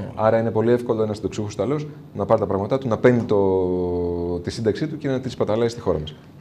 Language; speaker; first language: Greek; native; Greek